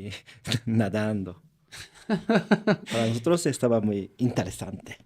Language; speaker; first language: Spanish; non-native, learner; Japanese